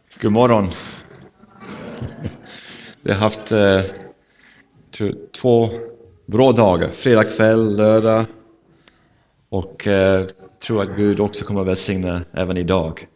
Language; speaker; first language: Swedish; non-native, fluent; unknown